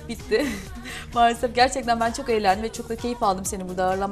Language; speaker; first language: Turkish; native; Turkish